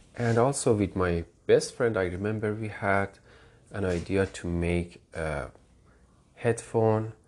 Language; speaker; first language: English; non-native, fluent; Persian